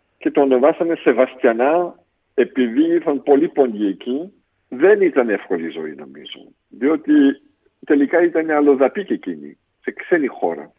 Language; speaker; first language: Greek; early bilingual, heritage; Greek